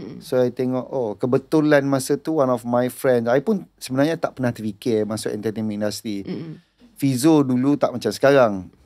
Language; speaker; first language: Malay; native; Malay